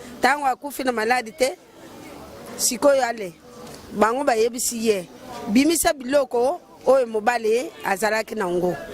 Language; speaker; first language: Lingala; non-native, local second language; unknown